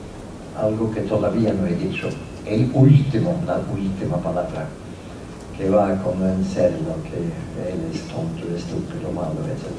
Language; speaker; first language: Spanish; non-native, fluent; Norwegian